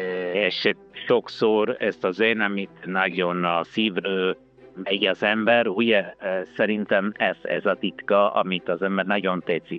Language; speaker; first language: Hungarian; non-native, fluent; Italian